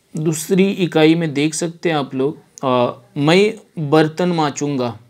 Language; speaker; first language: Hindi; non-native, local second language; Marathi